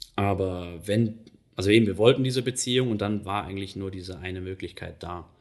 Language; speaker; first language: German; native; German